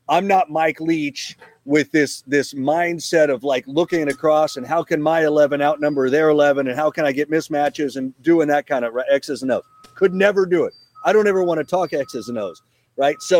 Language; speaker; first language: English; native; English